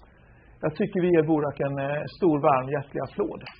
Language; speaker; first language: Swedish; native; Swedish